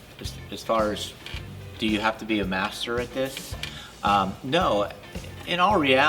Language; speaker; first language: English; native; English